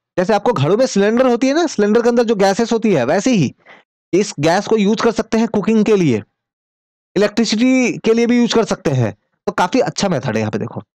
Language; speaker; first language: Hindi; native; Hindi